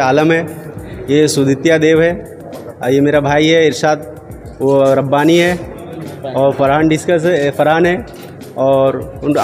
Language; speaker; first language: Hindi; native; Hindi